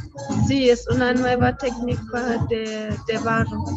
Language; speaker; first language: Spanish; non-native, fluent; German